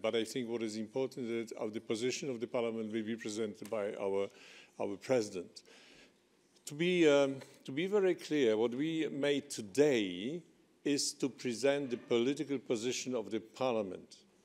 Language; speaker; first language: English; non-native, fluent; Polish